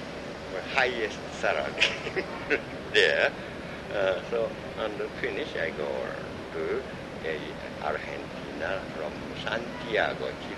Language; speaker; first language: English; non-native, learner; Japanese